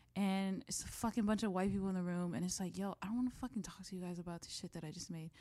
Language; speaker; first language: English; native; English